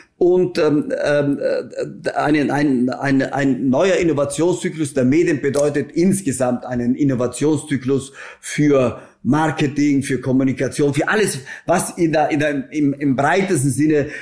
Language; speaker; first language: German; native; German